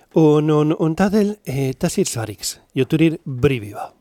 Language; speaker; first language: Latvian; non-native, learner; Spanish